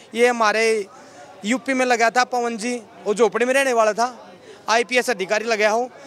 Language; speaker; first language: Hindi; native; Hindi